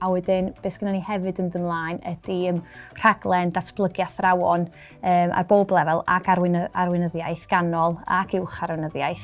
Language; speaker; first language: Welsh; native; Welsh